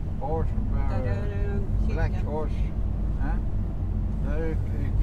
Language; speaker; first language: English; non-native, learner; Norwegian